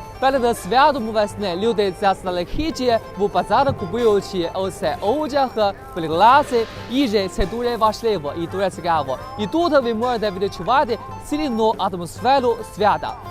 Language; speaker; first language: Ukrainian; non-native, learner; Chinese